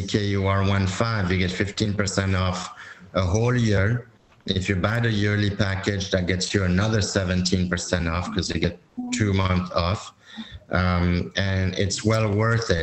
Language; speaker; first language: English; non-native, fluent; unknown